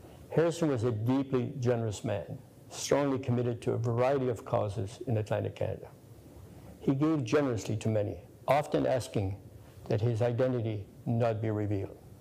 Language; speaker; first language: English; native; English